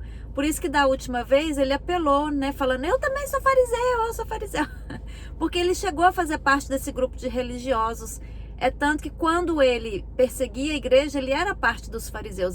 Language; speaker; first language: Portuguese; native; Portuguese